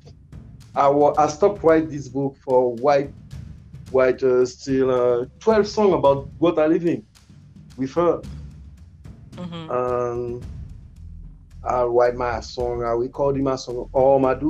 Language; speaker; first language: English; non-native, learner; French